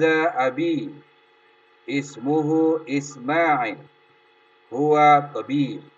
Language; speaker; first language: Arabic; non-native, fluent; Indonesian